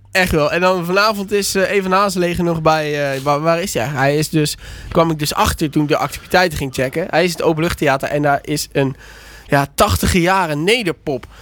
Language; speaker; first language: Dutch; native; Dutch